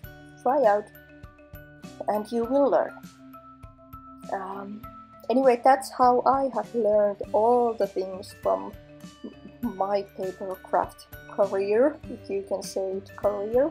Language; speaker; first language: English; non-native, fluent; Finnish